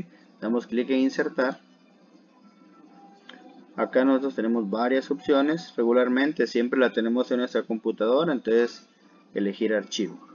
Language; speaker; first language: Spanish; native; Spanish